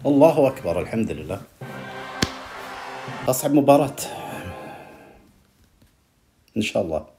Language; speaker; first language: Arabic; native; Arabic